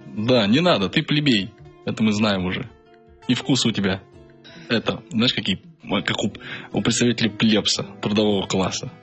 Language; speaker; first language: Russian; native; Russian